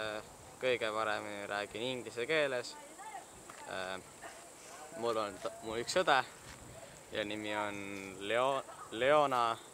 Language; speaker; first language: Estonian; early bilingual, other home language; English